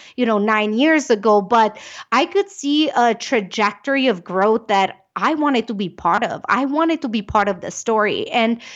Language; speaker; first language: English; non-native, fluent; Romanian